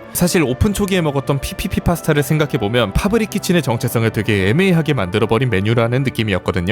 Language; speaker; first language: Korean; native; Korean